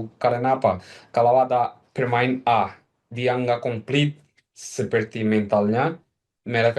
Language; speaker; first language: Indonesian; non-native, fluent; Portuguese